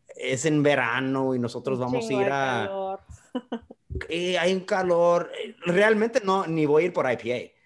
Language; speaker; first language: Spanish; early bilingual, heritage; Spanish